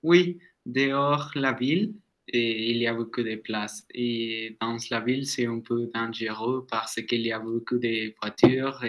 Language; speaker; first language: French; non-native, learner; Spanish